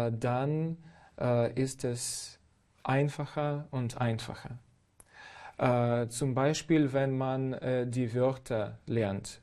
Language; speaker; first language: German; non-native, fluent; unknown